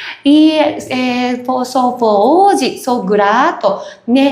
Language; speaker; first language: Portuguese; non-native, learner; Japanese